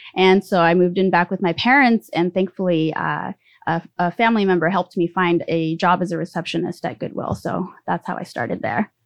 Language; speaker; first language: English; early bilingual, other home language; Spanish